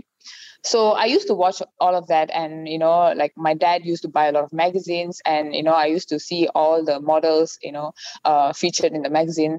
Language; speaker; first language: English; non-native, local second language; Tamil